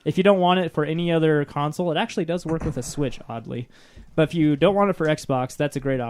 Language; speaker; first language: English; native; English